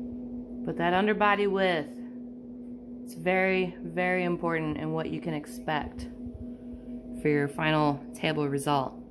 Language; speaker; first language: English; native; English